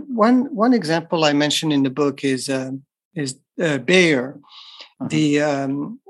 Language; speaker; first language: English; non-native, fluent; French